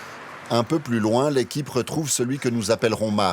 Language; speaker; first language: French; native; French